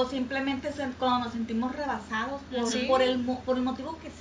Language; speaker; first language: Spanish; native; Spanish